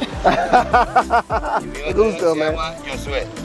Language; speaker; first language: Spanish; non-native, learner; English